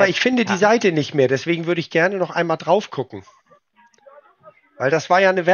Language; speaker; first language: German; native; German